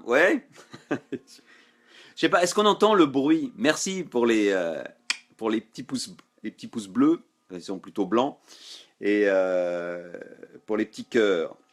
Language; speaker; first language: French; native; French